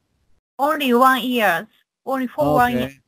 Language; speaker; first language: English; non-native, learner; Japanese